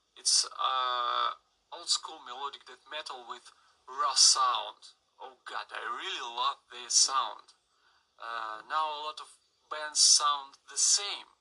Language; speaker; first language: English; non-native, learner; Russian